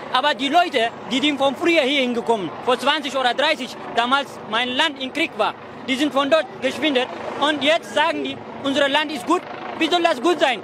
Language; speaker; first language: German; non-native, fluent; Tigrinya